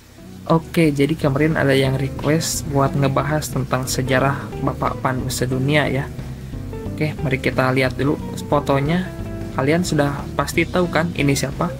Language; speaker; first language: Indonesian; native; Indonesian